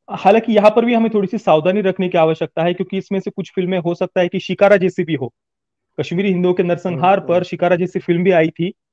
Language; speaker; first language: Hindi; native; Hindi